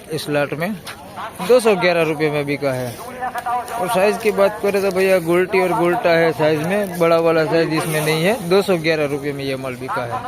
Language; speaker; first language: Hindi; non-native, local second language; Gujarati